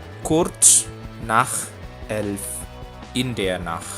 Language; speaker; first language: German; non-native, fluent; Indonesian